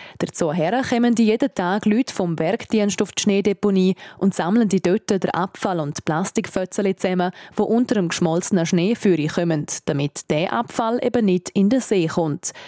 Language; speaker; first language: German; native; German